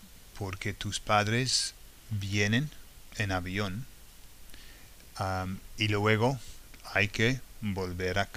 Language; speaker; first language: Spanish; non-native, fluent; English